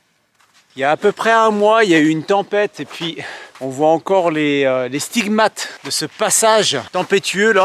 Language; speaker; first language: French; native; French